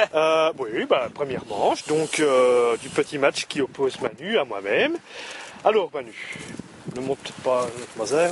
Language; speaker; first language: French; native; French